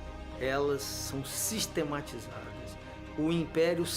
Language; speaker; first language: Portuguese; native; Portuguese